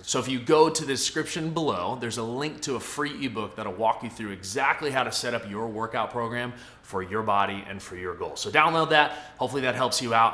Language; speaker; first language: English; native; English